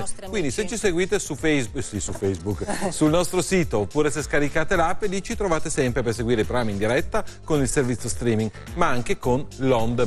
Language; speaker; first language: Italian; native; Italian